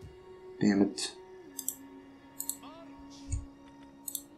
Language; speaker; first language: English; non-native, fluent; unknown